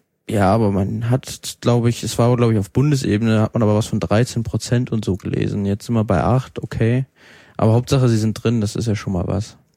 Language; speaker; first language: German; native; German